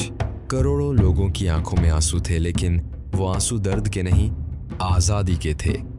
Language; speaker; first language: Hindi; native; Hindi